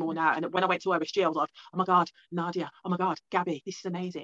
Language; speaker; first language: English; native; English